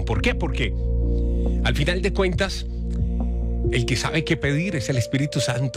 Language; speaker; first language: Spanish; native; Spanish